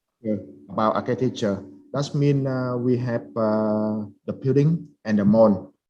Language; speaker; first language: English; non-native, fluent; Vietnamese